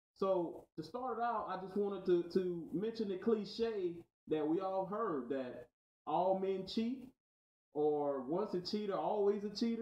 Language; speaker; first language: English; native; English